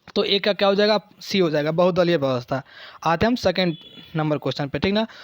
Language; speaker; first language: Hindi; native; Hindi